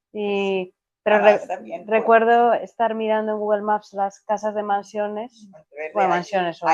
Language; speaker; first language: Spanish; native; Spanish